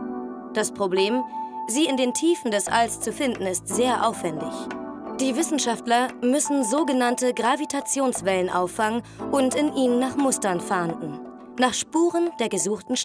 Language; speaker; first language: German; native; German